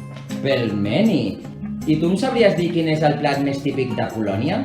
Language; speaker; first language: Catalan; native; Catalan